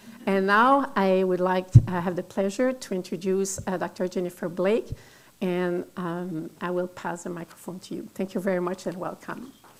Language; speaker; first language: English; non-native, fluent; French